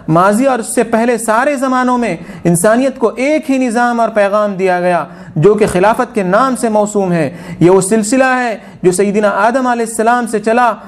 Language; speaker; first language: Urdu; native; Urdu